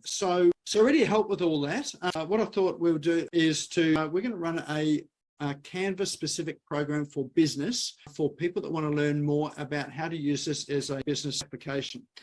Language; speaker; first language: English; native; English